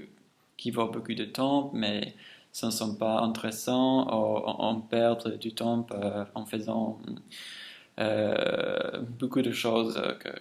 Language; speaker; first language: French; non-native, fluent; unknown